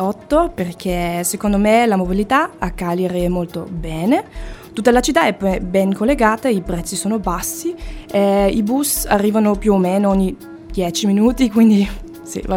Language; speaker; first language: Italian; non-native, fluent; German